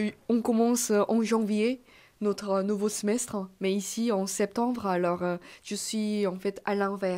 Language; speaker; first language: French; non-native, fluent; Korean